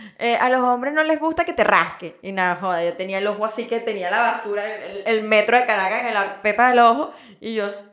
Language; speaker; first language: Spanish; native; Spanish